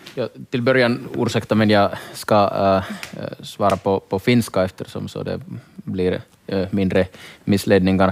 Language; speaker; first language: Swedish; native; Swedish